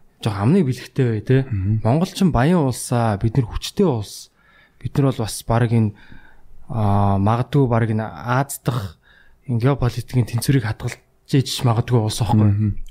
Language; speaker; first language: Mongolian; native; Mongolian